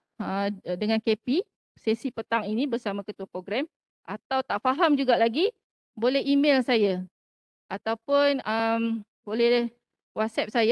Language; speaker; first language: Malay; native; Malay